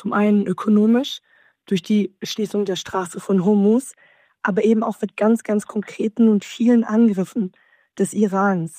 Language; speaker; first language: German; native; German